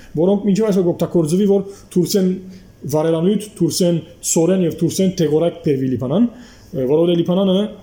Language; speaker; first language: Armenian; early bilingual, heritage; Armenian